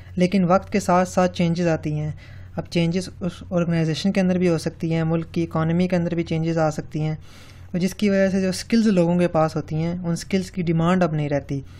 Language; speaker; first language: Urdu; non-native, local second language; Punjabi